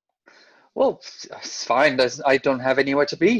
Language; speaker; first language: English; non-native, fluent; Danish